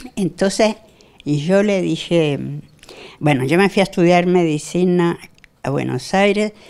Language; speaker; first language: Spanish; native; Spanish